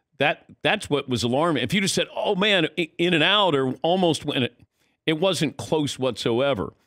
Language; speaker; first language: English; native; English